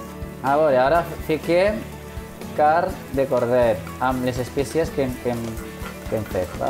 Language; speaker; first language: Catalan; non-native, fluent; Arabic